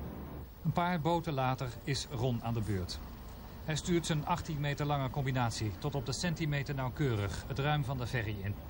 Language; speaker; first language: Dutch; native; Dutch